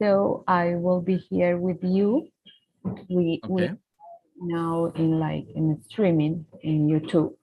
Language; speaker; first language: English; non-native, fluent; Spanish